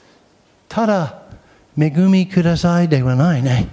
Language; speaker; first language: Japanese; non-native, fluent; English